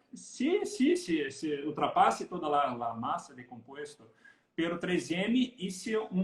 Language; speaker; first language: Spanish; non-native, learner; Portuguese